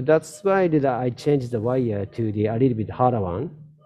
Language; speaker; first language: English; non-native, learner; Japanese